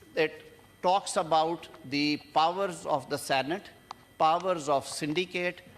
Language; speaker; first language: English; non-native, local second language; Urdu